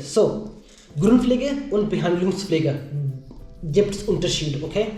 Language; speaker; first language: German; non-native, learner; Hindi